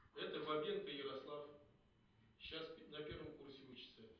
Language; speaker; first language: Russian; non-native, local second language; Kazakh